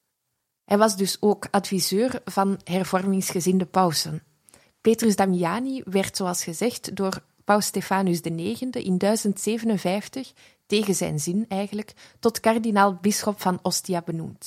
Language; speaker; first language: Dutch; native; Dutch